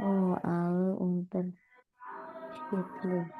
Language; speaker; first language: German; non-native, learner; Indonesian